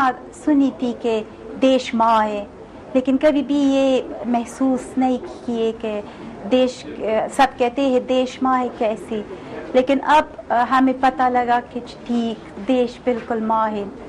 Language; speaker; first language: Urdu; non-native, fluent; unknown